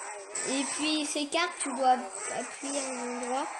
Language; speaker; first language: French; native; French